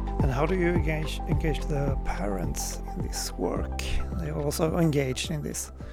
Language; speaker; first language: English; non-native, fluent; Swedish